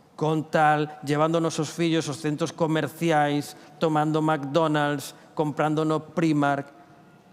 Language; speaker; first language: Spanish; native; Spanish